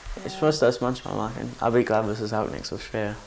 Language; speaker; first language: German; non-native, learner; English